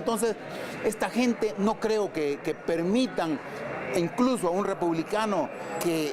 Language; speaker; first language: Spanish; native; Spanish